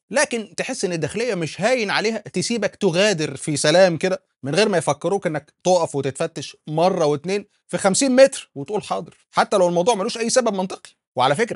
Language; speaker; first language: Arabic; native; Arabic